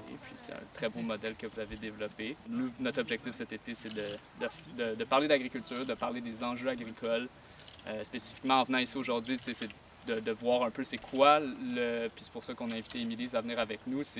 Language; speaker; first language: French; native; French